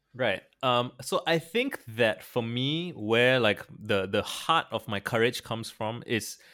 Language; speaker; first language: English; native; English